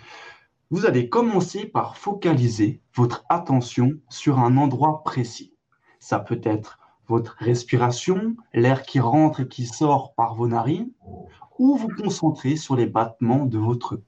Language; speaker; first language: French; native; French